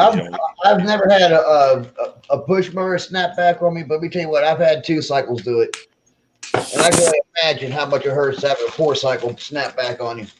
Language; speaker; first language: English; native; English